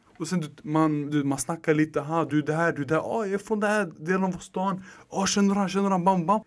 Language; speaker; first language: Swedish; native; Swedish